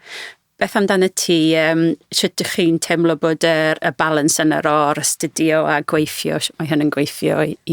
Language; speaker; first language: Welsh; non-native, fluent; English